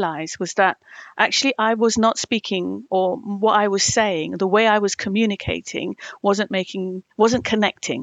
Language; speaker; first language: English; non-native, local second language; Tamil